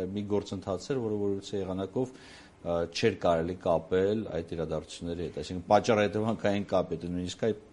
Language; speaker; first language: Armenian; native; Armenian